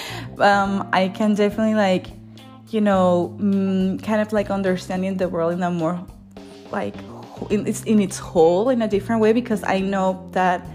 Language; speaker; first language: English; non-native, fluent; Spanish